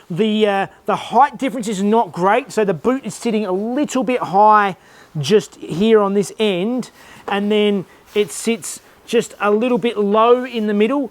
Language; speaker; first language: English; native; English